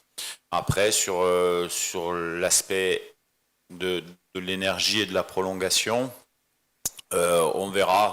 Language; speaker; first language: French; native; French